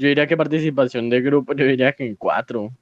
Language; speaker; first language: Spanish; native; Spanish